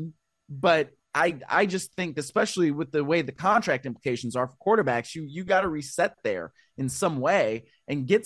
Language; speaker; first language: English; native; English